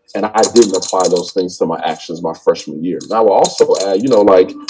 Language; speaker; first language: English; native; English